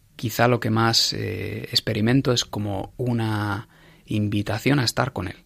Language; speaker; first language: Spanish; native; Spanish